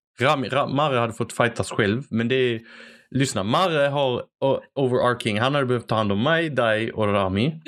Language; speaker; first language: Swedish; native; Swedish